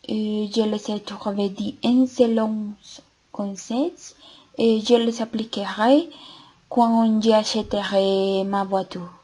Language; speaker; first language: French; non-native, learner; Spanish